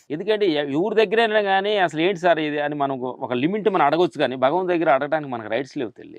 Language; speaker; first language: Telugu; native; Telugu